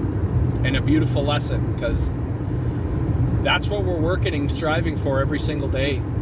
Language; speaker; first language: English; native; English